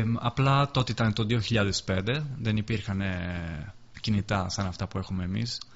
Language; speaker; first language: Greek; non-native, fluent; Italian